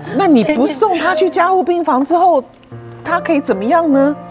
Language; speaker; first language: Chinese; native; Chinese